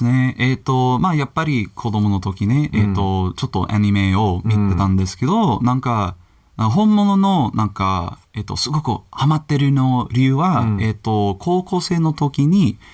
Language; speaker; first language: Japanese; non-native, learner; English